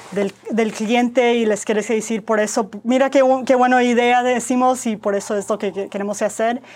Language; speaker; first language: Spanish; early bilingual, heritage; Spanish